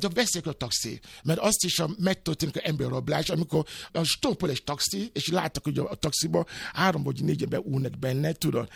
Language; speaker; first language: Hungarian; non-native, learner; Yoruba